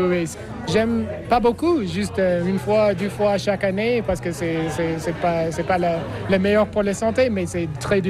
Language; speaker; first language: French; non-native, learner; English